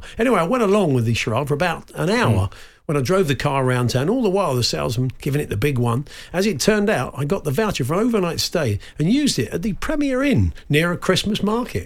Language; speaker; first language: English; native; English